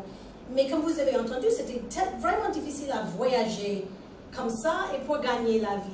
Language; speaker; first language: French; non-native, fluent; English